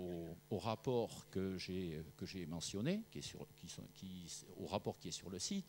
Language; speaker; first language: French; native; French